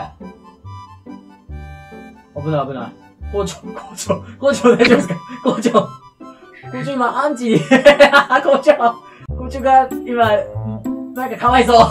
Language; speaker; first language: Japanese; native; Japanese